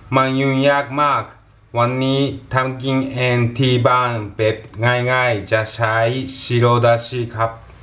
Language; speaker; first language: Thai; non-native, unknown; Japanese